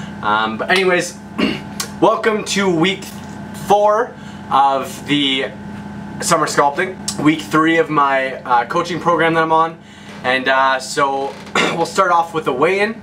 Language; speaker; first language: English; native; English